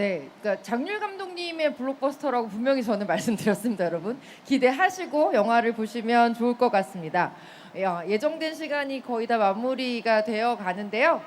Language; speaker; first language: Korean; native; Korean